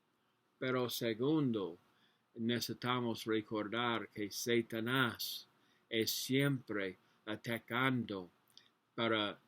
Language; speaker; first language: Spanish; non-native, learner; English